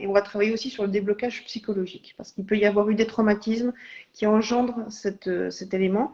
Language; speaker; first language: French; native; French